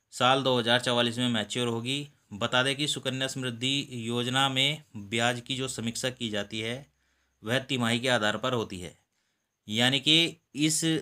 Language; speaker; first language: Hindi; native; Hindi